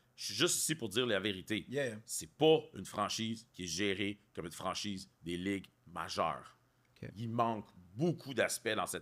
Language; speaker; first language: French; native; French